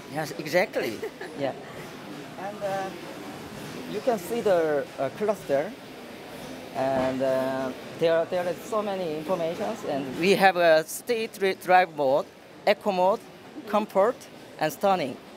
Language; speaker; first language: English; non-native, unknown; Korean